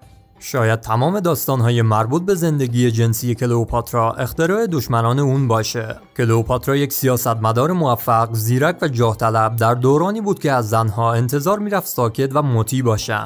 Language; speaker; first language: Persian; native; Persian